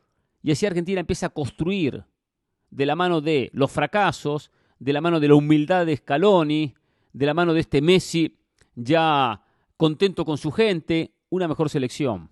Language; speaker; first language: Spanish; native; Spanish